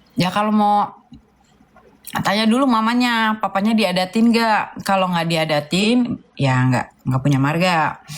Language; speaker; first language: Indonesian; native; Indonesian